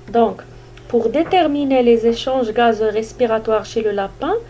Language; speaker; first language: French; non-native, local second language; Arabic